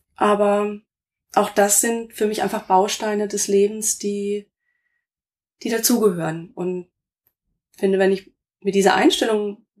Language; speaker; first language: German; native; German